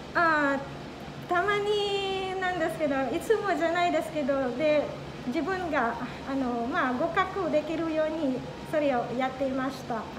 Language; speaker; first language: Japanese; non-native, fluent; Filipino